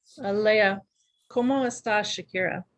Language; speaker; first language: Spanish; non-native, learner; English